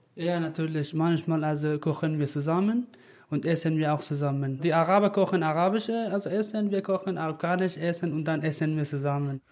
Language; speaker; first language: German; non-native, learner; Persian